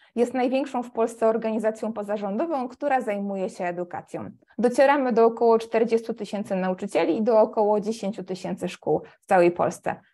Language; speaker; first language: Polish; native; Polish